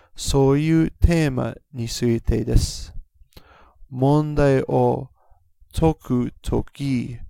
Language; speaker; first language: Japanese; non-native, learner; English